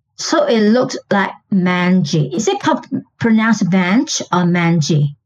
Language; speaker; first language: English; non-native, local second language; Chinese